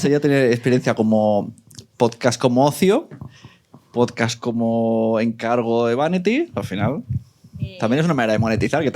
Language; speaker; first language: Spanish; native; Spanish